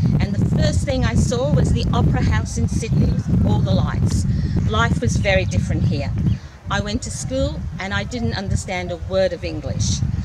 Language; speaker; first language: English; early bilingual, other home language; Portuguese